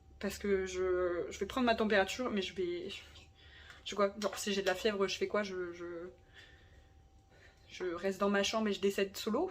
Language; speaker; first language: French; native; French